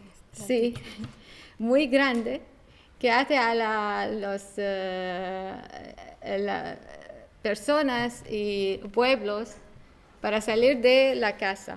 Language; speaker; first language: Spanish; non-native, learner; Arabic